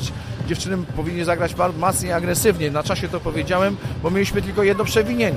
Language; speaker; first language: Polish; native; Polish